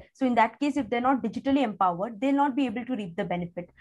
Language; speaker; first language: English; non-native, local second language; Kannada